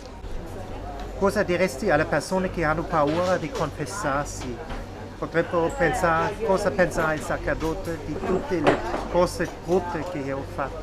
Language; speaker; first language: Italian; non-native, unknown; German